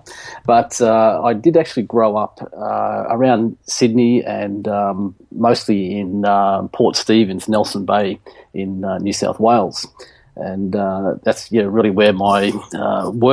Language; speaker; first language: English; native; English